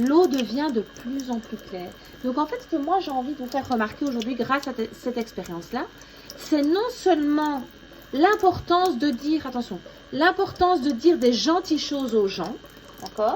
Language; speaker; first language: French; native; French